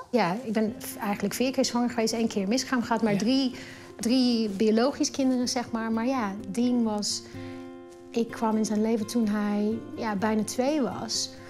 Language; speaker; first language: Dutch; non-native, fluent; English